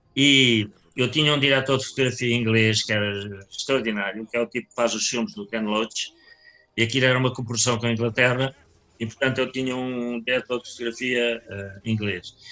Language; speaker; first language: Portuguese; native; Portuguese